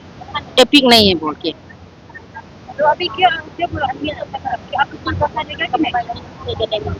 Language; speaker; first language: Hindi; non-native, local second language; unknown